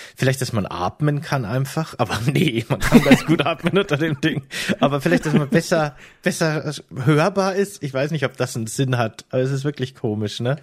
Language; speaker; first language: German; native; German